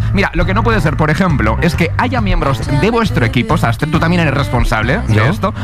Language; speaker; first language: Spanish; native; Spanish